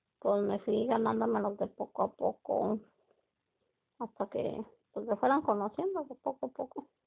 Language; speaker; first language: Spanish; native; Spanish